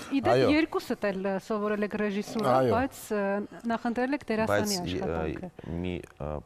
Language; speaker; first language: Armenian; native; Armenian